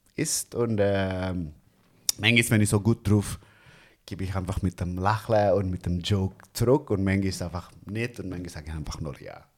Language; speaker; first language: German; non-native, fluent; Indonesian